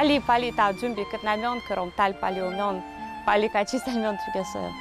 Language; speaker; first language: Korean; non-native, learner; Russian